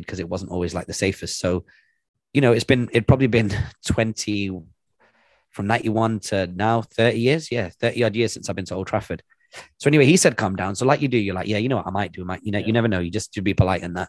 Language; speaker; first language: English; native; English